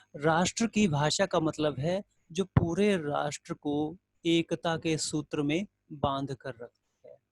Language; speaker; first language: Hindi; native; Hindi